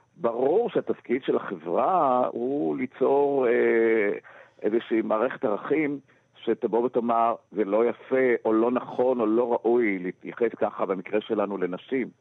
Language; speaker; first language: Hebrew; native; Hebrew